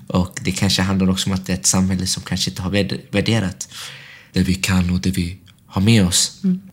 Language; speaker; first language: Swedish; early bilingual, other home language; Arabic